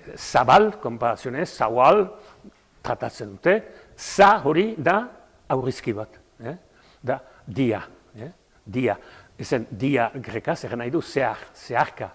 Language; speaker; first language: Basque; native; Basque